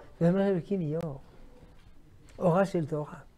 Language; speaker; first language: Hebrew; non-native, fluent; French